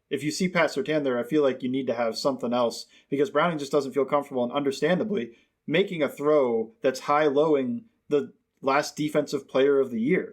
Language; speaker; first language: English; native; English